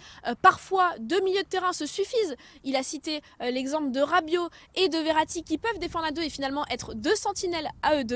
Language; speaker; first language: French; native; French